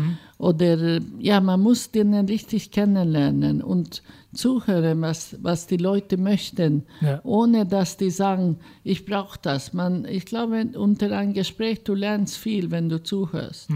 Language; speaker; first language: German; non-native, fluent; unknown